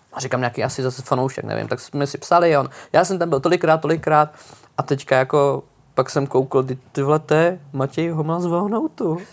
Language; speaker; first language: Czech; native; Czech